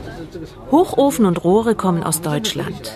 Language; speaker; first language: German; native; German